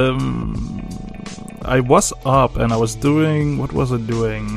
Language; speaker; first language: English; non-native, fluent; Danish